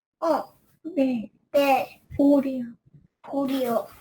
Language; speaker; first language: Korean; non-native, learner; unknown